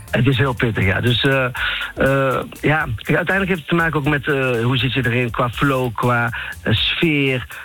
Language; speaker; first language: Dutch; non-native, local second language; Papiamento